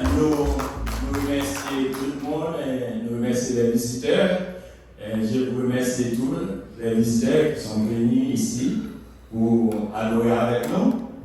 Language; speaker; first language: French; non-native, local second language; Haitian Creole